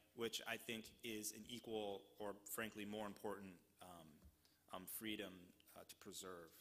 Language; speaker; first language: English; native; English